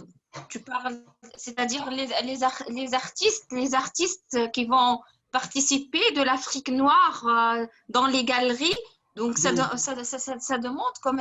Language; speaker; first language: French; non-native, fluent; Arabic